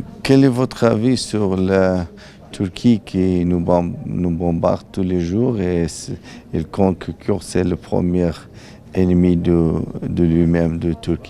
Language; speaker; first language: French; non-native, learner; Central Kurdish